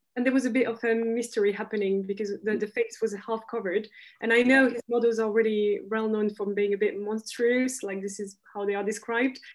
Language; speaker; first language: English; non-native, fluent; French